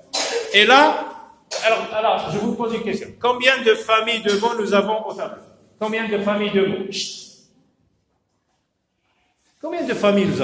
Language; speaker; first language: French; non-native, local second language; Arabic